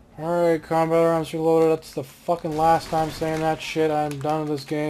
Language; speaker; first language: English; native; English